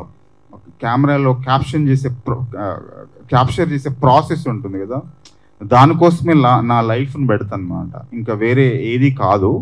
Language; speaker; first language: Telugu; native; Telugu